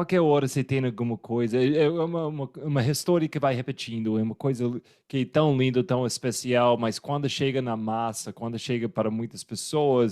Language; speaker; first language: Portuguese; non-native, fluent; English